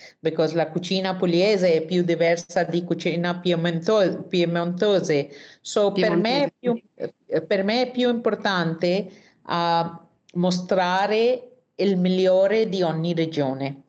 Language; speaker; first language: Italian; non-native, learner; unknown